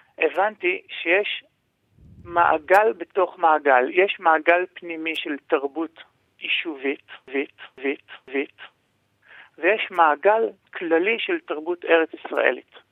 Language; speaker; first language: Hebrew; native; Hebrew